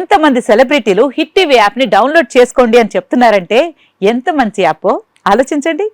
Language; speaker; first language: Telugu; native; Telugu